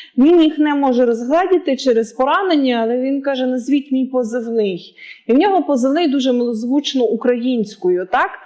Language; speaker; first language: Ukrainian; native; Ukrainian